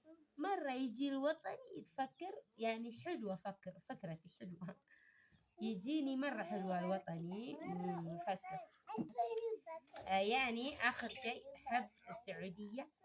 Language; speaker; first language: Arabic; early bilingual, other home language; Amharic